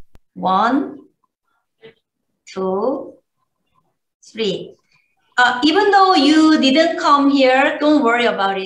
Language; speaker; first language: English; non-native, learner; Korean